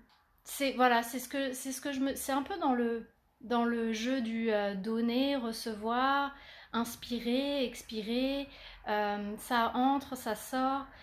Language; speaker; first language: French; native; French